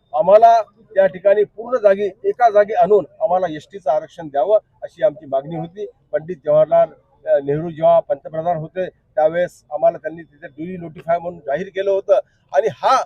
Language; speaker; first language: Marathi; non-native, local second language; Lambadi